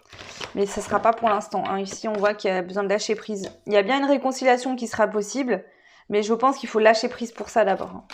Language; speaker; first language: French; native; French